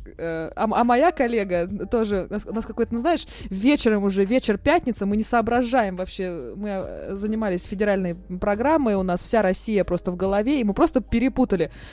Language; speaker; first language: Russian; native; Russian